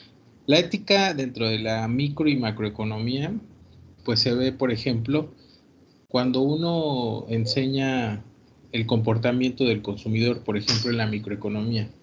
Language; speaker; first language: Spanish; native; Spanish